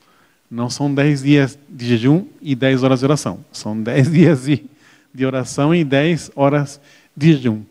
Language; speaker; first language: Portuguese; native; Portuguese